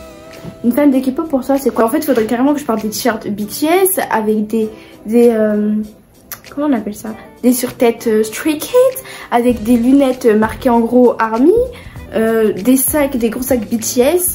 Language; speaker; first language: French; native; French